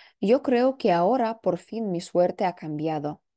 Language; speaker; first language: Spanish; non-native, fluent; Russian